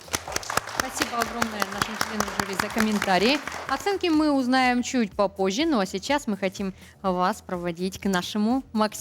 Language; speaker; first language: Russian; native; Russian